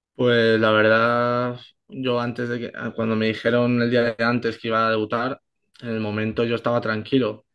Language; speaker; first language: Spanish; native; Spanish